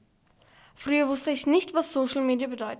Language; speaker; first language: German; early bilingual, other home language; Turkish